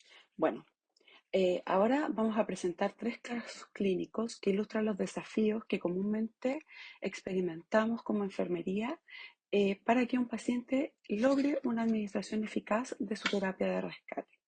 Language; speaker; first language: Spanish; native; Spanish